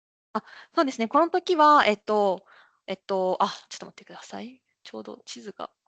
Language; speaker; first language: Japanese; native; Japanese